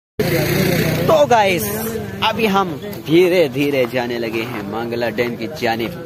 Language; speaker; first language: Urdu; non-native, local second language; Balti